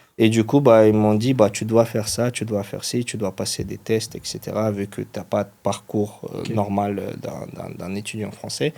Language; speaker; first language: French; non-native, fluent; Ingush